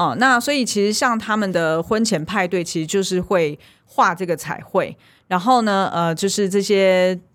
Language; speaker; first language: Chinese; native; Chinese